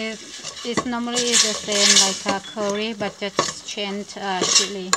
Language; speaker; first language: English; non-native, learner; Thai